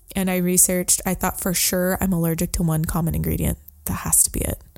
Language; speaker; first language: English; native; English